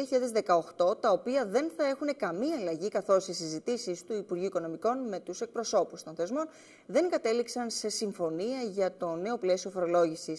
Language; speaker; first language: Greek; native; Greek